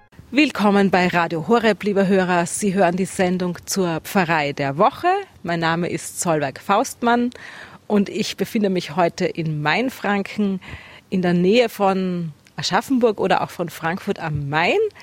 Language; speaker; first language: German; native; German